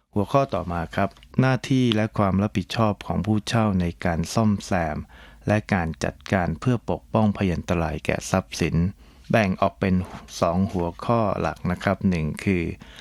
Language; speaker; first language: Thai; native; Thai